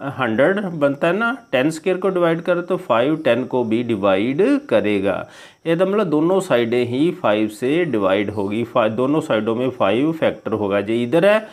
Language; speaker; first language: Hindi; non-native, local second language; Punjabi